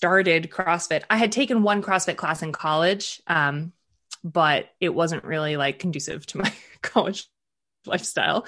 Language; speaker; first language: English; early bilingual, other home language; Russian